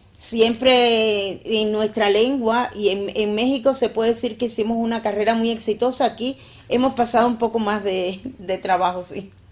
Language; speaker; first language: Spanish; native; Spanish